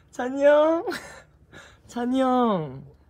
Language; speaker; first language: Korean; native; Korean